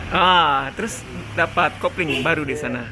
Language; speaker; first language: Indonesian; native; Indonesian